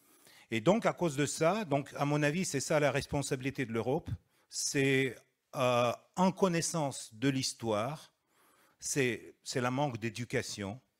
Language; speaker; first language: French; non-native, fluent; Russian